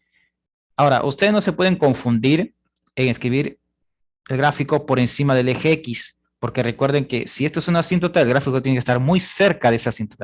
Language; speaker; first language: Spanish; native; Spanish